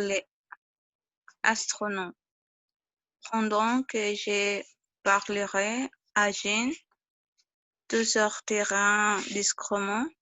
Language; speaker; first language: French; non-native, learner; Spanish